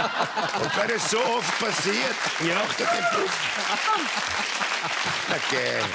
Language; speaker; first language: German; native; German